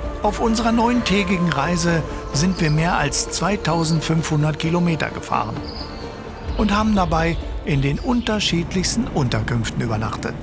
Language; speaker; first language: German; native; German